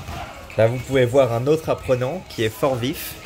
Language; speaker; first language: French; native; French